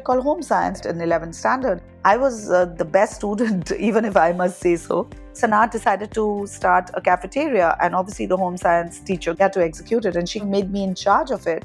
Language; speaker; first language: English; non-native, local second language; Hindi